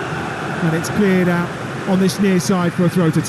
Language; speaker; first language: English; native; English